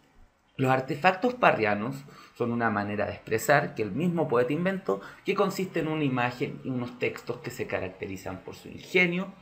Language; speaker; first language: Spanish; native; Spanish